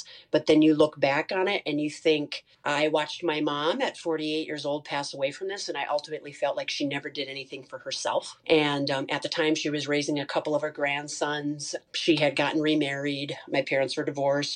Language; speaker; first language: English; native; English